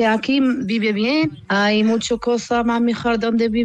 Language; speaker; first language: Spanish; non-native, learner; Arabic